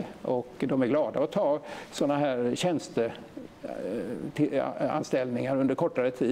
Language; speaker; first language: Swedish; native; Swedish